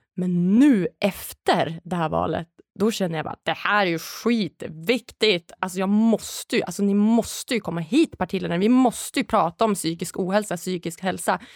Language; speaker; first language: Swedish; native; Swedish